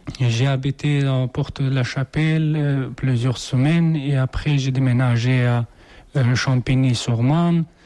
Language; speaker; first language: French; non-native, learner; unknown